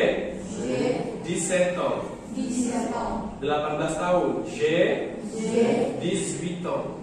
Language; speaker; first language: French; non-native, fluent; Indonesian